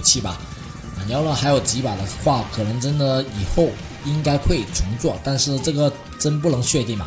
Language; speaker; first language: Chinese; native; Chinese